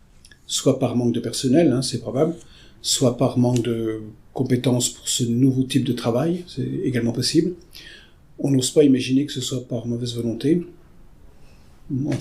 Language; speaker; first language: French; native; French